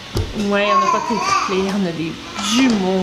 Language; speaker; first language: French; native; French